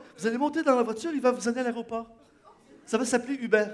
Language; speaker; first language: French; native; French